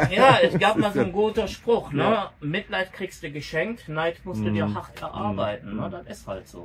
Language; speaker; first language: German; native; German